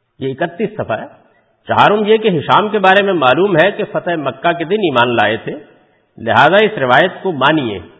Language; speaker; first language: Urdu; non-native, local second language; Punjabi